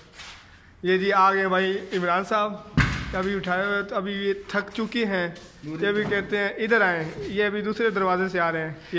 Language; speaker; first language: Urdu; non-native, local second language; Punjabi